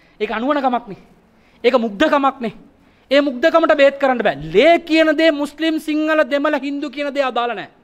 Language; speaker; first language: Sinhala; non-native, local second language; Tamil